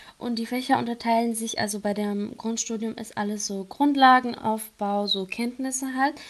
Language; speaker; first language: German; non-native, fluent; Arabic